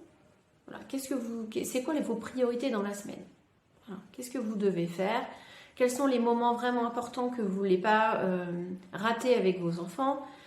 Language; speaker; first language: French; native; French